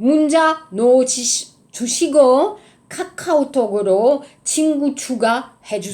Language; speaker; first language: Korean; non-native, learner; French